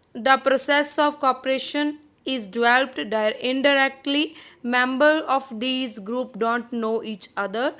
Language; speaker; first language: English; non-native, local second language; Punjabi